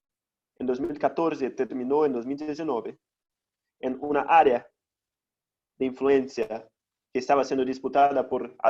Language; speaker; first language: Spanish; non-native, fluent; Portuguese